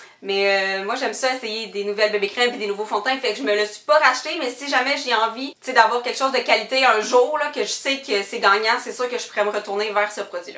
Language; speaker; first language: French; native; French